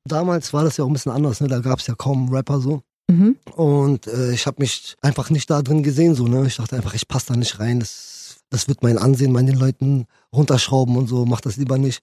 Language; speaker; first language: German; early bilingual, other home language; Kurdish